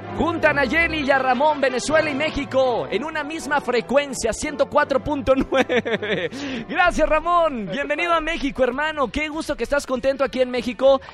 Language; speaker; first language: Spanish; native; Spanish